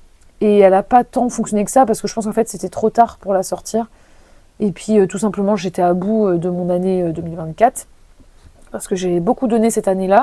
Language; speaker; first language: French; native; French